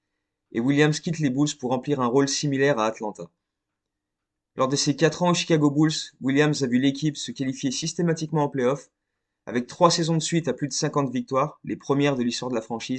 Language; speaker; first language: French; native; French